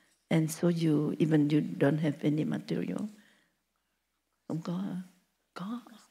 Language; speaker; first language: English; non-native, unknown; Vietnamese